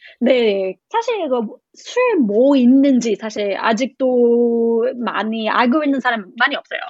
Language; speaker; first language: Korean; non-native, learner; English